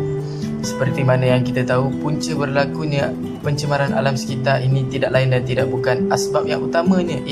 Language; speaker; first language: Malay; native; Malay